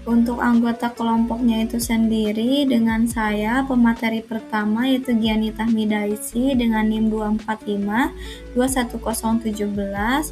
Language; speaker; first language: Indonesian; native; Indonesian